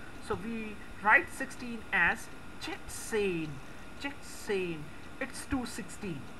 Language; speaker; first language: English; non-native, local second language; Hindi